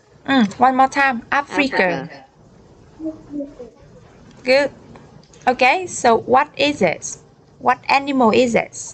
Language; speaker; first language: English; non-native, learner; Vietnamese